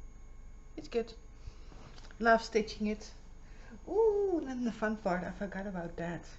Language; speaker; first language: English; non-native, fluent; Dutch